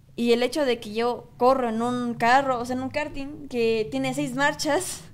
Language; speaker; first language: Spanish; native; Spanish